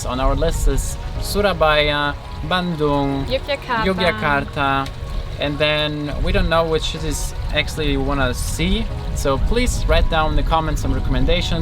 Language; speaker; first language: English; non-native, fluent; German